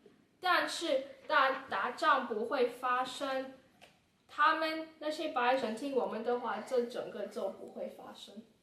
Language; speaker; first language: Chinese; non-native, learner; English